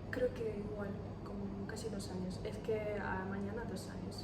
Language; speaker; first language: Spanish; non-native, learner; Ukrainian